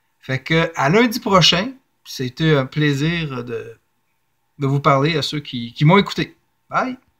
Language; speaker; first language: French; native; French